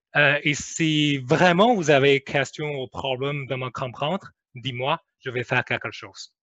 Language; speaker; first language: French; non-native, learner; Chinese